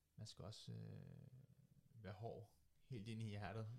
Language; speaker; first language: Danish; early bilingual, other home language; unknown